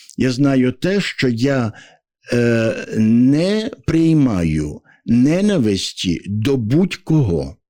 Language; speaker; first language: Ukrainian; native; Ukrainian